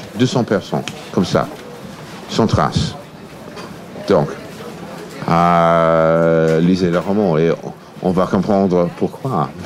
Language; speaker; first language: French; non-native, fluent; English